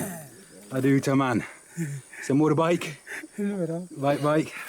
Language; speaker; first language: Indonesian; non-native, learner; English